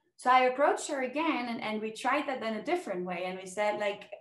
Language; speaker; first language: English; non-native, fluent; German